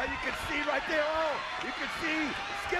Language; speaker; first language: English; native; English